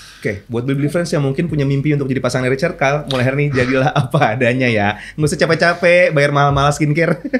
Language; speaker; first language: Indonesian; native; Indonesian